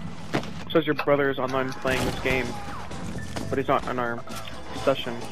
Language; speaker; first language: English; native; English